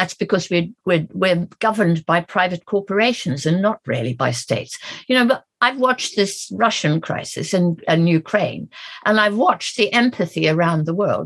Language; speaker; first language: English; native; English